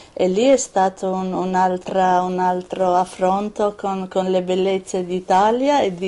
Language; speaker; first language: Italian; non-native, fluent; Albanian